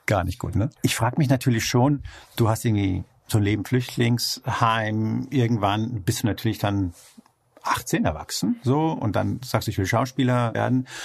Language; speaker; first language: German; early bilingual, other home language; Spanish